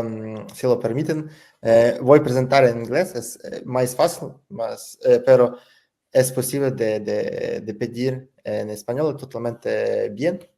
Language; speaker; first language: Spanish; non-native, learner; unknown